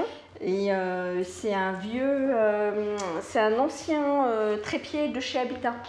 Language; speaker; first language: French; native; French